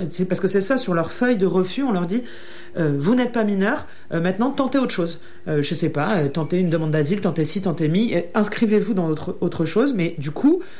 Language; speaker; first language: French; native; French